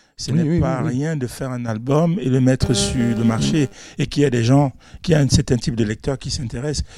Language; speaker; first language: French; non-native, local second language; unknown